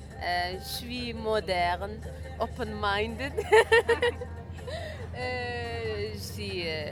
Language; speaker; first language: French; non-native, learner; Arabic